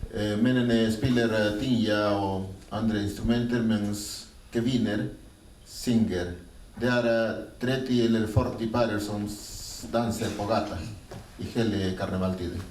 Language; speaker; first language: Norwegian; non-native, learner; Spanish